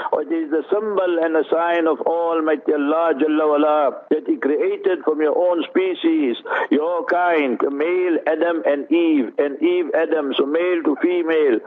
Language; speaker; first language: English; early bilingual, other home language; Urdu